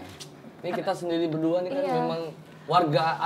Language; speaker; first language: Indonesian; native; Indonesian